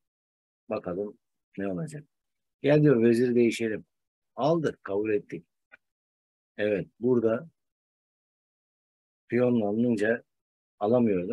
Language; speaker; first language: Turkish; native; Turkish